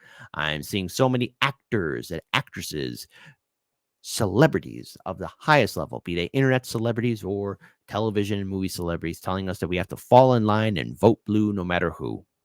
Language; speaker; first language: English; native; English